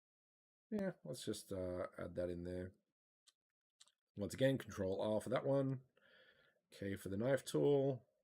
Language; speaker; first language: English; native; English